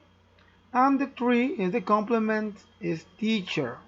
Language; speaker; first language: English; non-native, learner; Spanish